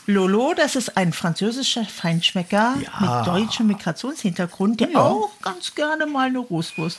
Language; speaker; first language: German; native; German